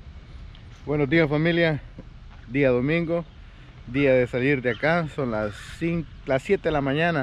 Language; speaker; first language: Spanish; native; Spanish